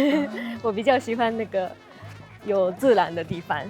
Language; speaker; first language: Chinese; non-native, fluent; Japanese